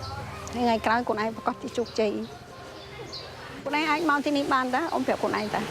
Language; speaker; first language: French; non-native, fluent; Khmer